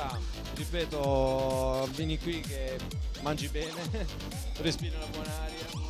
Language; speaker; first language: Italian; native; Italian